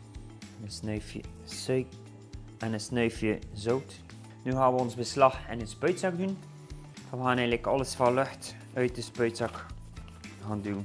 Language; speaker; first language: Dutch; native; Dutch